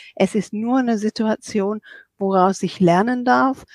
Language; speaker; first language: German; non-native, fluent; English